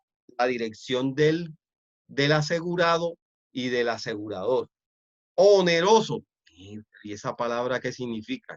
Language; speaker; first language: Spanish; native; Spanish